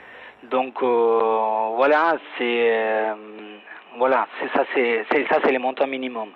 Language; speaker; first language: French; non-native, fluent; Spanish